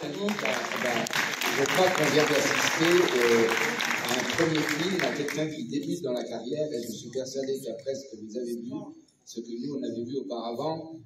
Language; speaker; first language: French; native; French